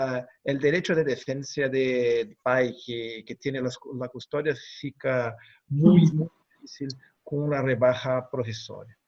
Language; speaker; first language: Spanish; non-native, fluent; Portuguese